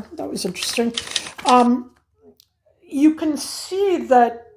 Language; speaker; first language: English; native; English